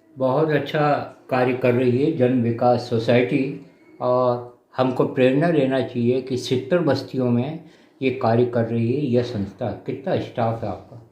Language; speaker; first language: Hindi; native; Hindi